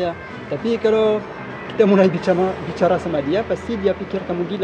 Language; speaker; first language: Indonesian; non-native, learner; French